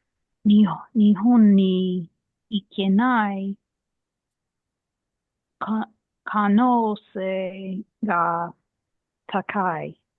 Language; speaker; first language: Japanese; non-native, learner; English